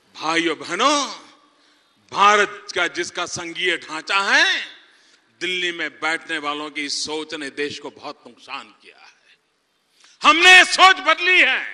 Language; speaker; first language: Hindi; non-native, local second language; Gujarati